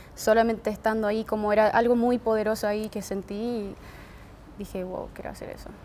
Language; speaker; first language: Spanish; early bilingual, heritage; Spanish